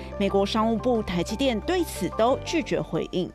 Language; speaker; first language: Chinese; native; Chinese